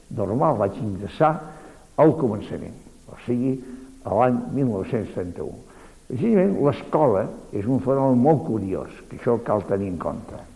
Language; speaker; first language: Catalan; native; Catalan